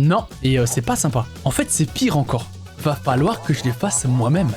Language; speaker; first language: French; native; French